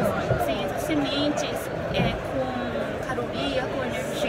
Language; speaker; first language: Portuguese; non-native, learner; Japanese